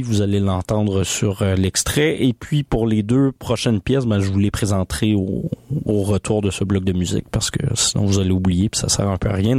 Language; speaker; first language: French; native; French